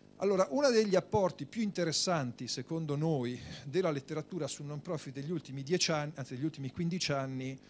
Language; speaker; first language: Italian; native; Italian